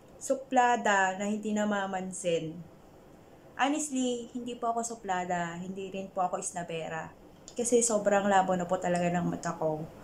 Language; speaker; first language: Filipino; non-native, local second language; Iloko